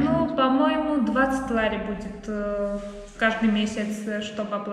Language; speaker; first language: Russian; non-native, learner; Georgian